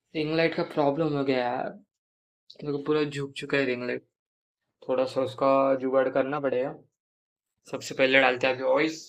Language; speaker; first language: Hindi; non-native, local second language; Marathi